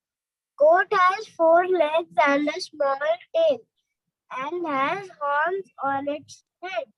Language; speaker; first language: English; non-native, learner; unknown